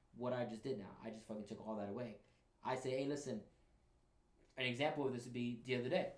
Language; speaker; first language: English; native; English